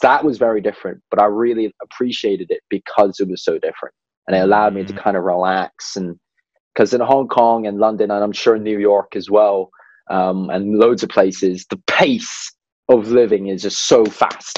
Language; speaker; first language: English; non-native, local second language; Cantonese